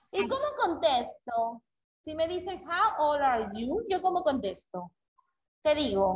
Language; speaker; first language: Spanish; native; Spanish